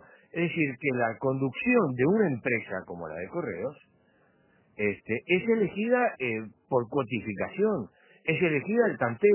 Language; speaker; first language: Spanish; native; Spanish